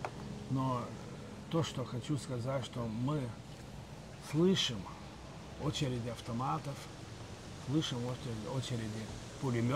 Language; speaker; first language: Russian; non-native, local second language; Lithuanian